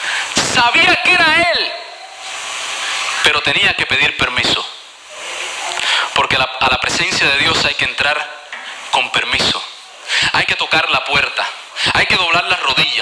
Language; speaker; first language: Spanish; native; Spanish